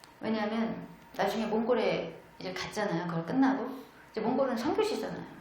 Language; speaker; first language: Korean; native; Korean